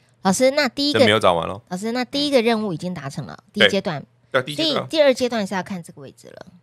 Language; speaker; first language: Chinese; native; Chinese